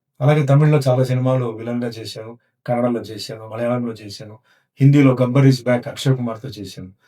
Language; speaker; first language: Telugu; non-native, local second language; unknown